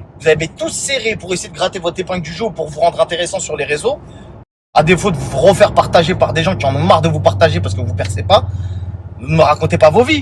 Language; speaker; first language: French; native; French